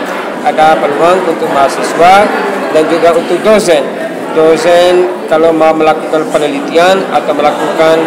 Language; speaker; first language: Indonesian; non-native, fluent; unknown